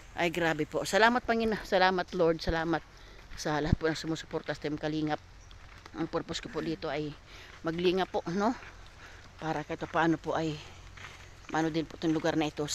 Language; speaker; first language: Filipino; non-native, local second language; Cebuano